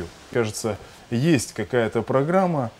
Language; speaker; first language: Russian; native; Russian